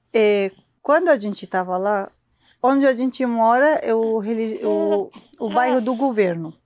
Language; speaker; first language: Portuguese; non-native, learner; Arabic